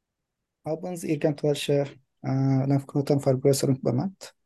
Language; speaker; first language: German; non-native, fluent; Turkish